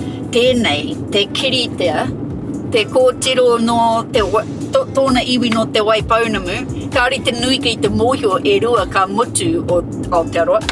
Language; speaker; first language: Māori; non-native, local second language; English